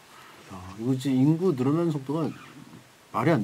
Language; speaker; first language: Korean; native; Korean